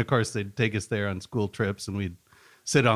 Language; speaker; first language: English; native; English